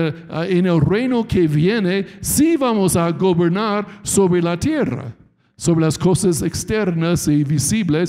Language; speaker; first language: Spanish; non-native, fluent; English